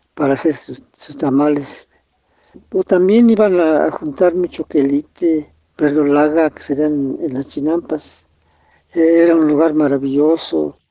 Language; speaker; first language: Spanish; native; Spanish